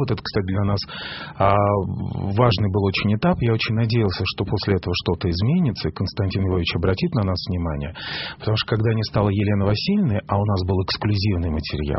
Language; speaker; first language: Russian; native; Russian